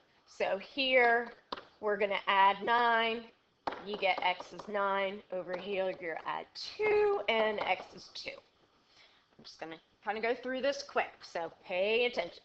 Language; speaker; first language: English; native; English